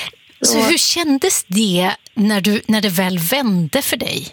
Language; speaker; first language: Swedish; native; Swedish